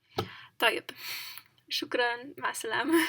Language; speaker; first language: Arabic; non-native, learner; English